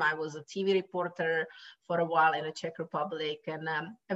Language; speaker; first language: English; non-native, fluent; Czech